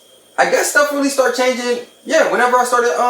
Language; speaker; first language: English; native; English